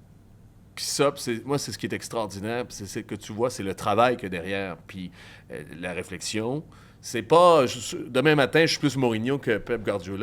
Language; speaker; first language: French; native; French